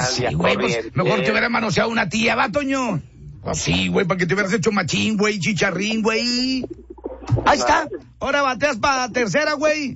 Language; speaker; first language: Spanish; native; Spanish